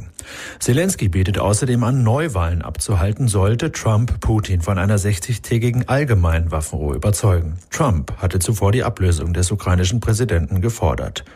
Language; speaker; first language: German; native; German